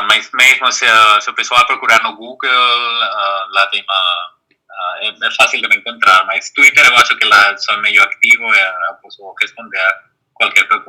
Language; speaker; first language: Portuguese; non-native, fluent; Spanish